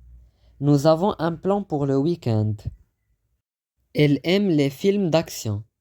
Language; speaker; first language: French; non-native, fluent; Arabic